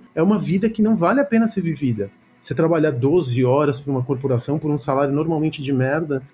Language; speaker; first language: Portuguese; early bilingual, other home language; Spanish